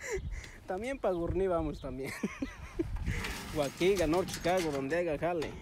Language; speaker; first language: Spanish; native; Spanish